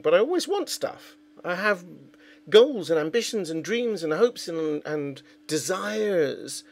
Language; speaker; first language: English; native; English